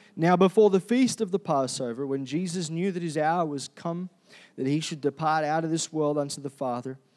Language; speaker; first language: English; native; English